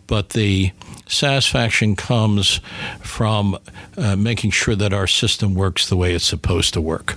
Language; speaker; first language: English; native; English